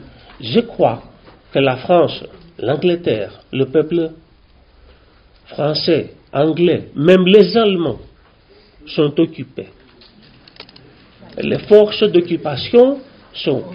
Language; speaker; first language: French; non-native, learner; Greek